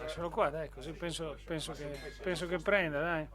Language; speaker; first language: Italian; native; Italian